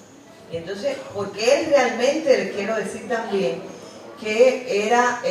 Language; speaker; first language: Spanish; native; Spanish